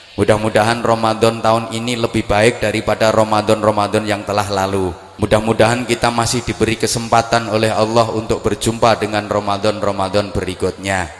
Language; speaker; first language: Indonesian; non-native, local second language; Javanese